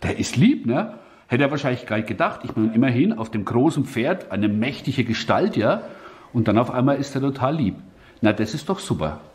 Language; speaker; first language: German; native; German